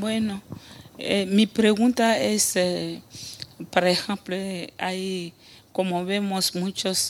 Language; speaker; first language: Spanish; non-native, fluent; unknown